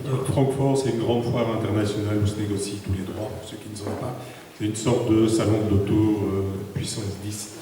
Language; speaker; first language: French; native; French